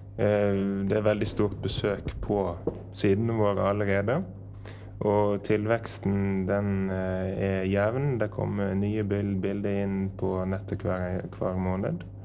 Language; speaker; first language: Norwegian; native; Norwegian